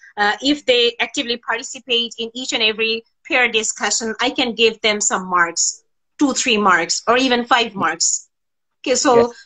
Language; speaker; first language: English; non-native, local second language; Bangla